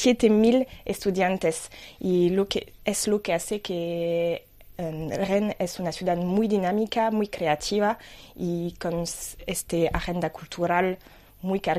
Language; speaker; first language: Spanish; non-native, fluent; French